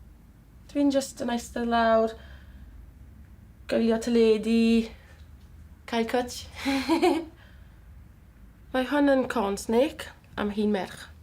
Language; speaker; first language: Welsh; non-native, local second language; English